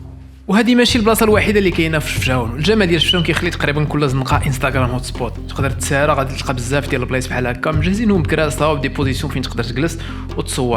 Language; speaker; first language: Arabic; native; Arabic